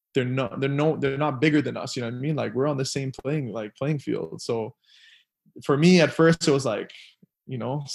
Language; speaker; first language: English; native; English